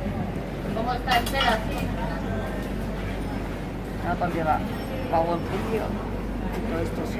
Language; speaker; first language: Spanish; native; Spanish